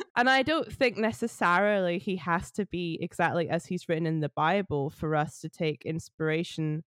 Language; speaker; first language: English; native; English